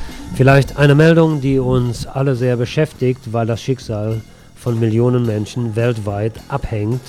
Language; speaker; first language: German; native; German